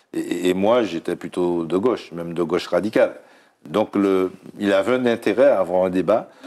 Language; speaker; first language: French; native; French